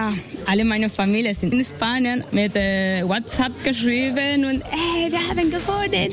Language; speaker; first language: German; non-native, learner; Spanish